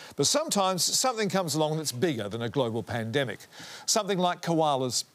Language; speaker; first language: English; native; English